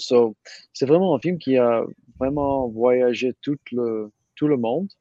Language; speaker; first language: French; non-native, learner; English